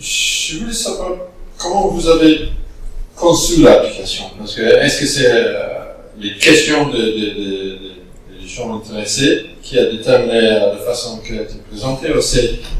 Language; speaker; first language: French; non-native, fluent; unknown